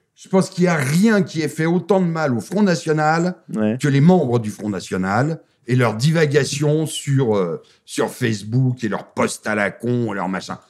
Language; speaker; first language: French; native; French